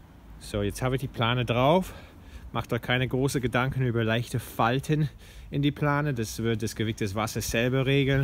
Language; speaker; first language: German; non-native, fluent; English